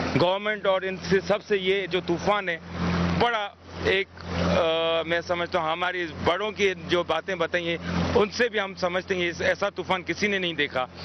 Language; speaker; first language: Urdu; native; Urdu